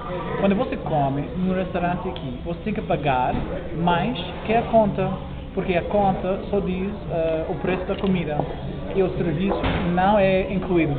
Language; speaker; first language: Portuguese; non-native, fluent; English